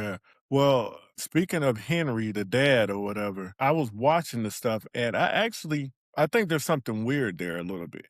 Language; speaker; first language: English; native; English